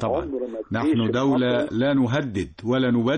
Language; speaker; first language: Arabic; native; Arabic